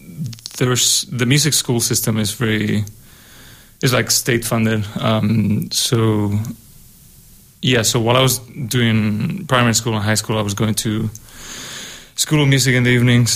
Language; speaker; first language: English; non-native, fluent; Spanish